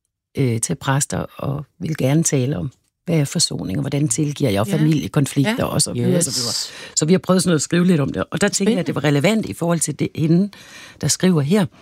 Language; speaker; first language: Danish; native; Danish